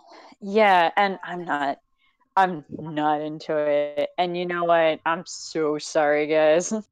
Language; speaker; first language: English; native; English